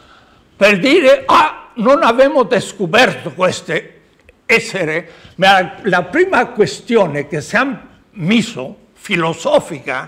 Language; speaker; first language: Italian; non-native, learner; Spanish